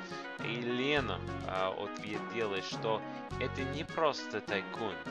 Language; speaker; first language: Russian; non-native, learner; English